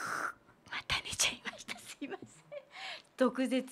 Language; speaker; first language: Japanese; native; Japanese